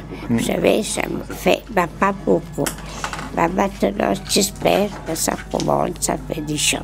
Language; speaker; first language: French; non-native, learner; Italian